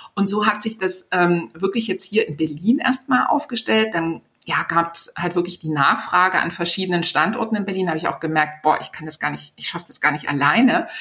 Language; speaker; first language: German; native; German